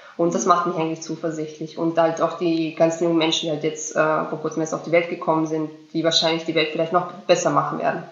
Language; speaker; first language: German; early bilingual, other home language; Bosnian